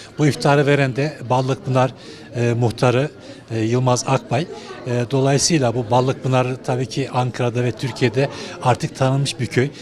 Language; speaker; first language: Turkish; native; Turkish